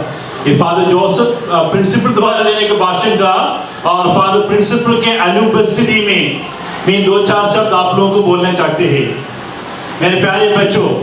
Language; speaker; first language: Hindi; non-native, local second language; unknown